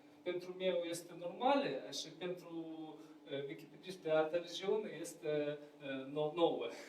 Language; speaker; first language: Romanian; non-native, learner; Ukrainian